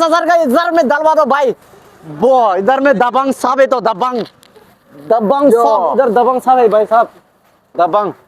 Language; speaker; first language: Hindi; non-native, local second language; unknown